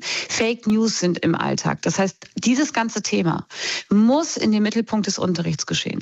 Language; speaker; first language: German; native; German